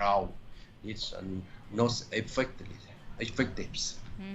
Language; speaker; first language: English; non-native, learner; Vietnamese